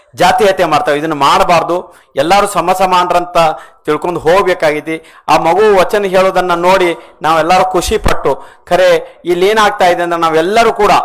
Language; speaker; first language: Kannada; native; Kannada